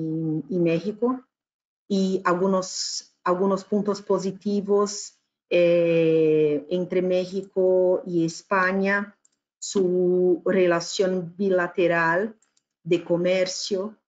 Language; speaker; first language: Spanish; non-native, fluent; Portuguese